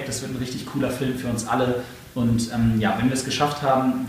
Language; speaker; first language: German; native; German